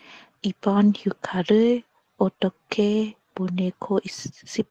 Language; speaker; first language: Korean; non-native, learner; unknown